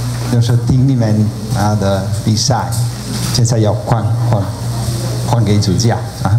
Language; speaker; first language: Chinese; non-native, fluent; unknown